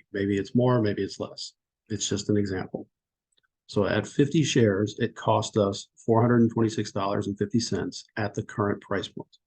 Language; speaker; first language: English; native; English